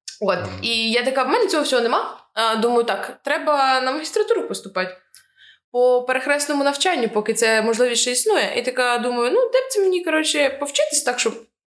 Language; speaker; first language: Ukrainian; non-native, local second language; Russian